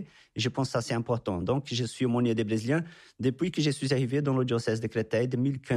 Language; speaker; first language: French; non-native, fluent; Portuguese